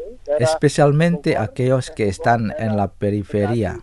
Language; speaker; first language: Spanish; non-native, fluent; Indonesian